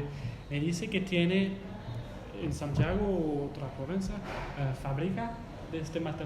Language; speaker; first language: Spanish; non-native, learner; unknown